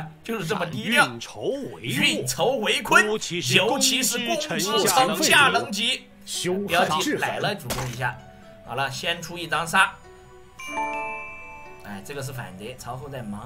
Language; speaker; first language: Chinese; native; Chinese